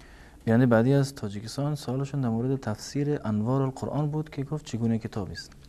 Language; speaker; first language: Persian; native; Persian